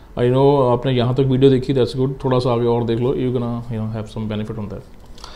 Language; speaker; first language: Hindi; non-native, local second language; Punjabi